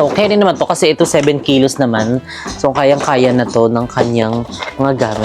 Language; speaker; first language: Filipino; native; Filipino